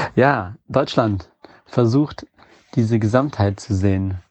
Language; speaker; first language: German; native; German